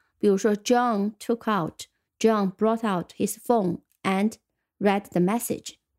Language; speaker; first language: English; non-native, fluent; Chinese